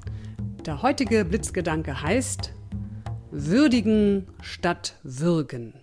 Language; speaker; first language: German; native; German